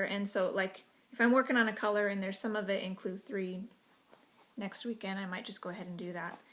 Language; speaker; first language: English; native; English